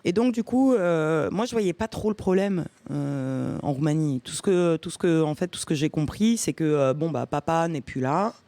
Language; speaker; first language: French; early bilingual, other home language; Romanian